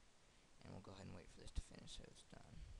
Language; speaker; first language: English; native; English